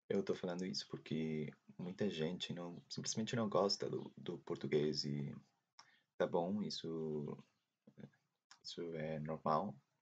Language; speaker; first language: Portuguese; non-native, fluent; Spanish